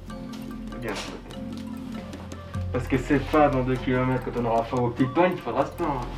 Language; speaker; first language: French; native; French